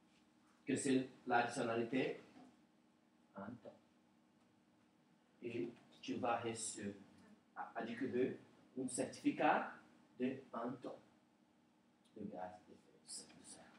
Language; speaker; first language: French; non-native, learner; Portuguese